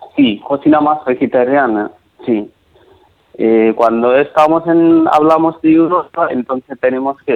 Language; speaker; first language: Spanish; non-native, learner; Nepali